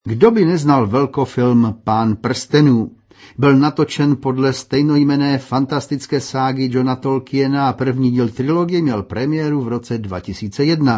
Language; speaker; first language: Czech; native; Czech